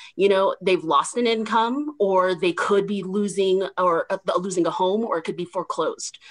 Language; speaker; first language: English; native; English